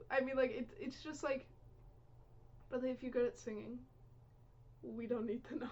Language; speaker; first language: English; native; English